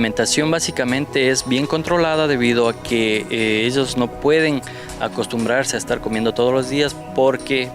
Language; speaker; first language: Spanish; native; Spanish